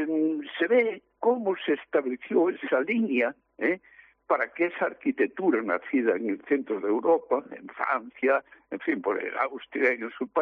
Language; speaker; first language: Spanish; native; Spanish